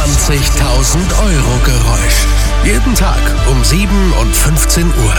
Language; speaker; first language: German; native; German